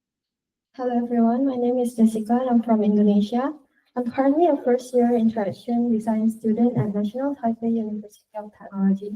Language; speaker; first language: English; non-native, fluent; Indonesian